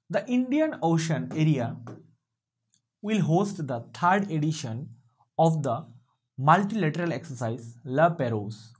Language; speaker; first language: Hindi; non-native, local second language; Bangla